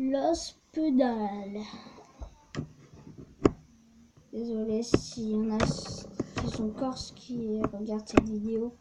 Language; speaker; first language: French; native; French